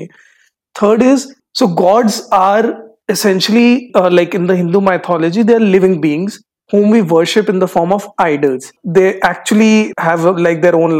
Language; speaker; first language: English; non-native, local second language; Hindi